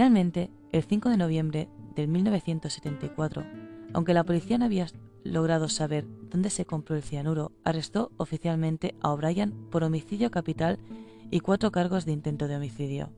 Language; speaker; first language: Spanish; native; Spanish